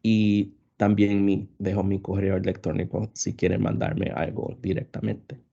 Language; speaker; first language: Spanish; early bilingual, other home language; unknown